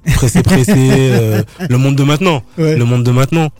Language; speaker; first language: French; native; French